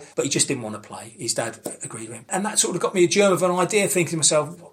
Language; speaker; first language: English; native; English